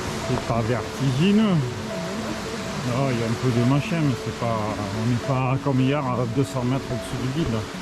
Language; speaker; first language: French; native; French